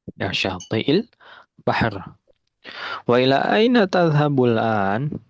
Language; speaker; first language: Arabic; non-native, fluent; Indonesian